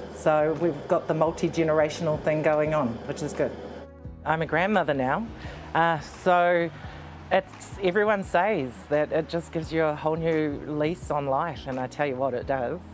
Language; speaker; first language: English; native; English